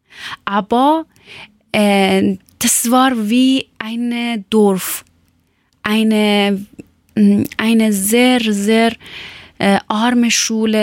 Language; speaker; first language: German; non-native, learner; Persian